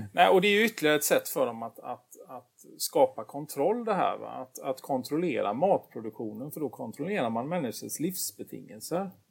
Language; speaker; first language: Swedish; native; Swedish